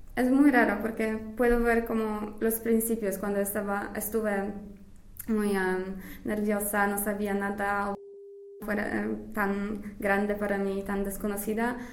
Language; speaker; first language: Spanish; non-native, fluent; English